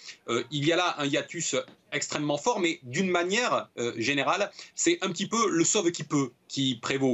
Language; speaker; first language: French; native; French